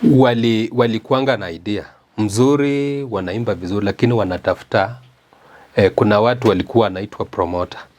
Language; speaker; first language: Swahili; native; Swahili